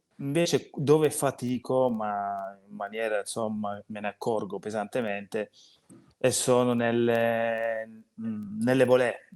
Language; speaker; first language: Italian; native; Italian